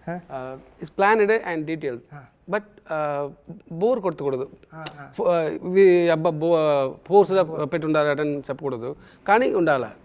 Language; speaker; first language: Telugu; non-native, learner; Tamil